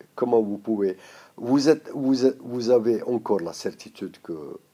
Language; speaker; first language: French; non-native, local second language; Arabic